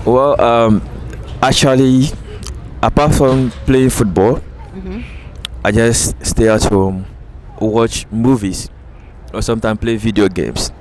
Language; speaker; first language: English; native; English